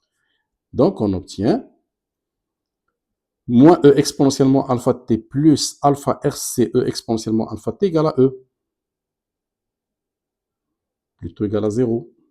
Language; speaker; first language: French; non-native, local second language; Arabic